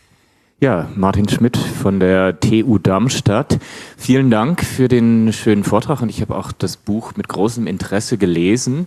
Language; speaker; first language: German; native; German